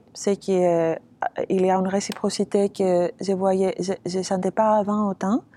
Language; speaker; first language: French; non-native, fluent; Greek